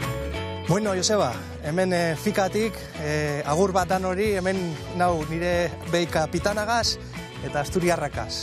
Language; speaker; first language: Basque; native; Basque